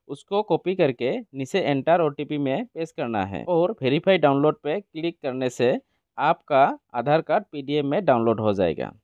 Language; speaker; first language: Hindi; non-native, local second language; Assamese